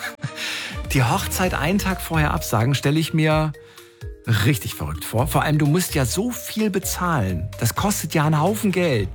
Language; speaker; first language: German; native; German